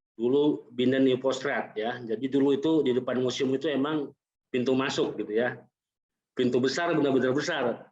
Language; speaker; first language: Indonesian; native; Indonesian